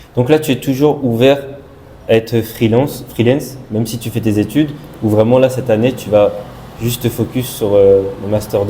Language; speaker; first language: French; non-native, local second language; Malagasy